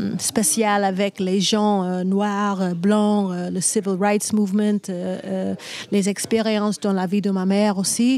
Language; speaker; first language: French; non-native, learner; English